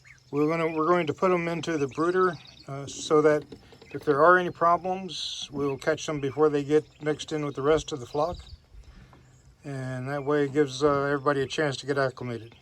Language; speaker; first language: English; native; English